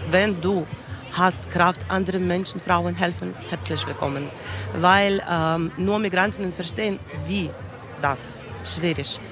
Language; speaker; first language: German; non-native, learner; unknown